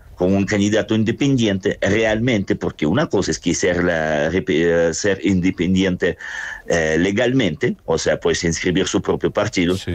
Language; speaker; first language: Spanish; non-native, fluent; Russian